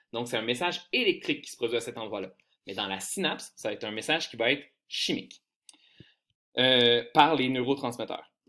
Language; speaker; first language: French; native; French